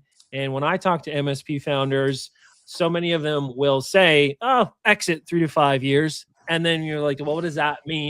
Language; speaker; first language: English; native; English